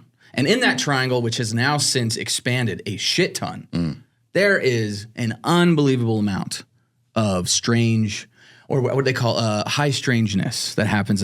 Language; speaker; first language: English; native; English